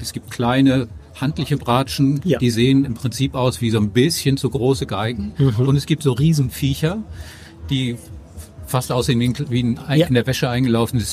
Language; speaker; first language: German; native; German